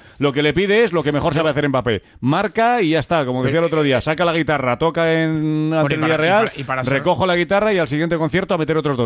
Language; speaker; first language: Spanish; native; Spanish